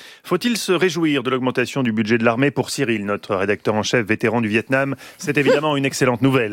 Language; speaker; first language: French; native; French